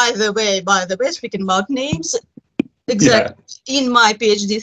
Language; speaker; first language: English; non-native, fluent; Russian